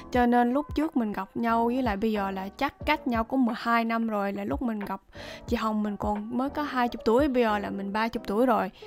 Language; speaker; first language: Vietnamese; early bilingual, heritage; Vietnamese